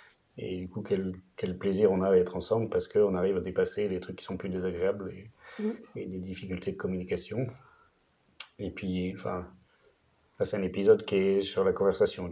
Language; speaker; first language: French; native; French